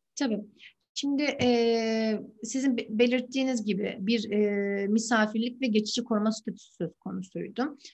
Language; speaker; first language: Turkish; native; Turkish